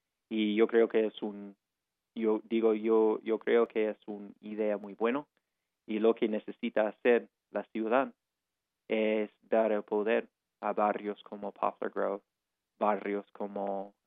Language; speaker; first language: Spanish; non-native, fluent; English